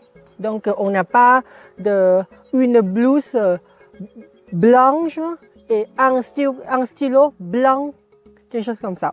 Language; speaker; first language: French; non-native, fluent; Thai